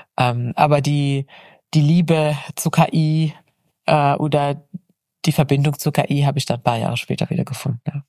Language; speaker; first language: German; non-native, fluent; Arabic